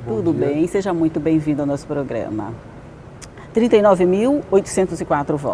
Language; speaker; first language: Portuguese; native; Portuguese